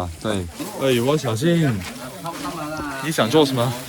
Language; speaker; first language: Chinese; non-native, learner; Cantonese